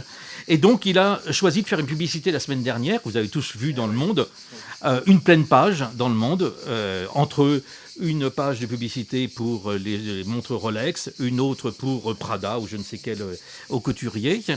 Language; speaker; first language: French; native; French